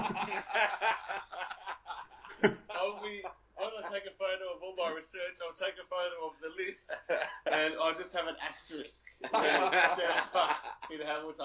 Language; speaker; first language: English; native; English